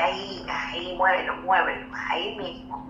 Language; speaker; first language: Spanish; native; Spanish